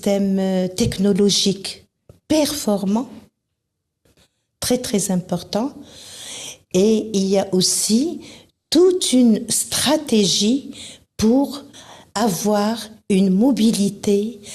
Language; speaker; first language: French; non-native, local second language; Arabic